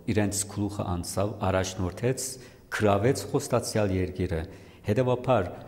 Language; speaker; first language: Armenian; native; Armenian